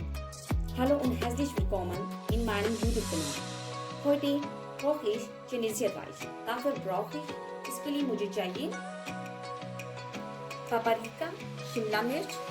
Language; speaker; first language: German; non-native, learner; Urdu